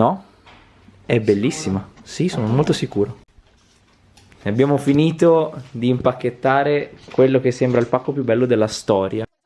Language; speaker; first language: Italian; native; Italian